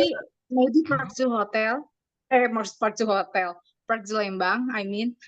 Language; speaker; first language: English; non-native, learner; Indonesian